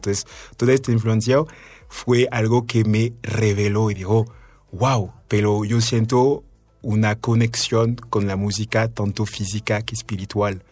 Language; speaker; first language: Spanish; non-native, fluent; French